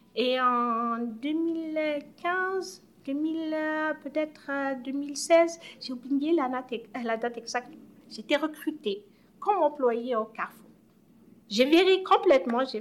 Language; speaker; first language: French; non-native, local second language; Arabic